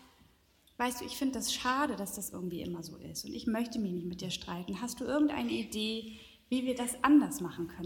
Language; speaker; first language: German; native; German